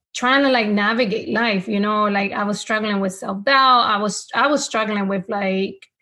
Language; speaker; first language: English; non-native, fluent; Spanish